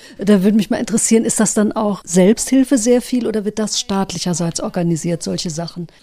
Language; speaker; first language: German; native; German